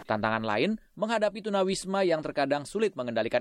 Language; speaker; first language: Indonesian; native; Indonesian